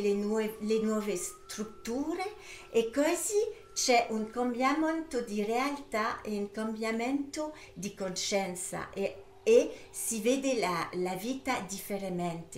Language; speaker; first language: Italian; early bilingual, heritage; French